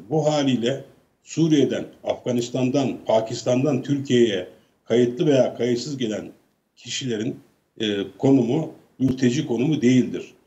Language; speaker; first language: Turkish; native; Turkish